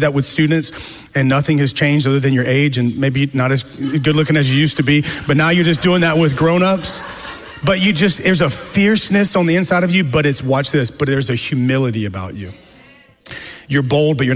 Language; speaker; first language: English; native; English